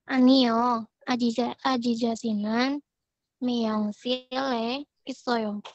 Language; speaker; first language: Korean; non-native, learner; Indonesian